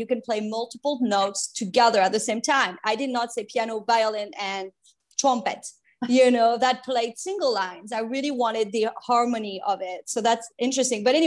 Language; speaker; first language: English; non-native, fluent; French